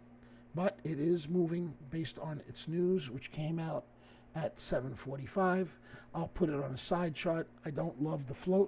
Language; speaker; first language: English; native; English